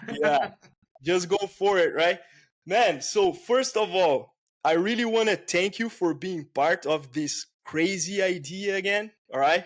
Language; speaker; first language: English; non-native, fluent; Portuguese